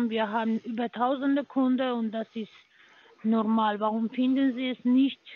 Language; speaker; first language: German; non-native, learner; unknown